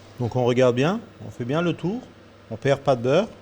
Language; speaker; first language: French; native; French